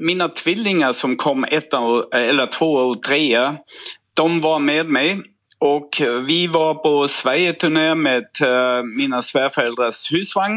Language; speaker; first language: Swedish; non-native, fluent; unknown